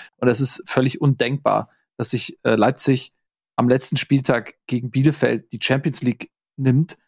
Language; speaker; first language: German; native; German